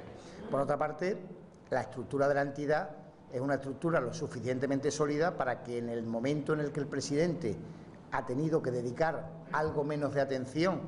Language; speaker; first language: Spanish; native; Spanish